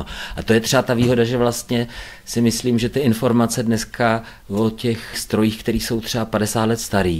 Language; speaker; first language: Czech; native; Czech